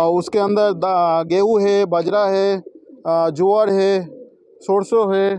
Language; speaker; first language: Hindi; non-native, local second language; Bangla